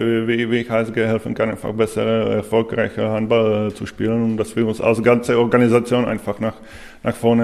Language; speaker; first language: German; non-native, fluent; Czech